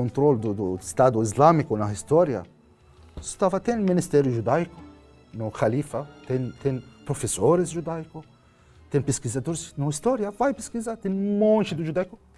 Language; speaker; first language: Portuguese; non-native, learner; Arabic